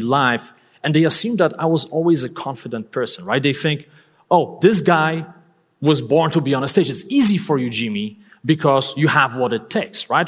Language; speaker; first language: English; non-native, fluent; Polish